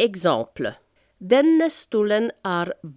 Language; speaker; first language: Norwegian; non-native, fluent; French